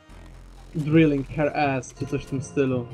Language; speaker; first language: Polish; native; Polish